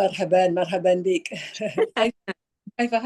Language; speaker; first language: Arabic; non-native, learner; Malay